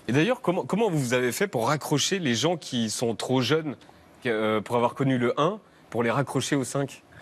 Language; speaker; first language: French; native; French